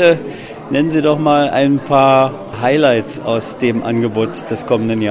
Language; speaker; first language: German; native; German